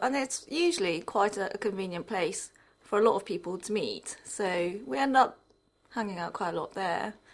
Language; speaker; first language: English; early bilingual, other home language; Japanese